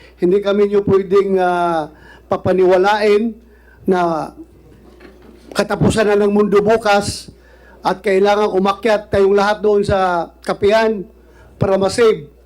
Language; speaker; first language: Filipino; non-native, local second language; Cebuano